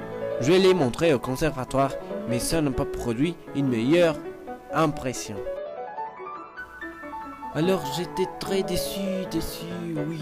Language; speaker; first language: French; non-native, learner; Spanish